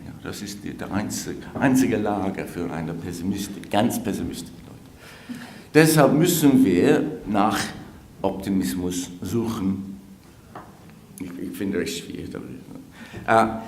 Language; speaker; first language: German; non-native, fluent; English